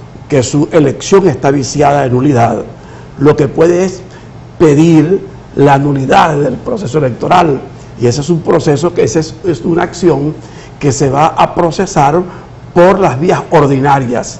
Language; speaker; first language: Spanish; native; Spanish